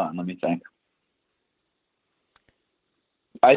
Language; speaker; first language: English; native; English